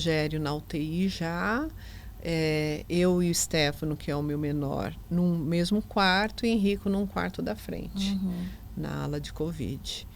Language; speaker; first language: Portuguese; native; Portuguese